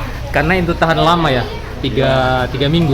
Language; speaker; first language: Indonesian; native; Indonesian